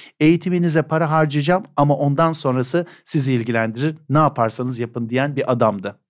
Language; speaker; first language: Turkish; native; Turkish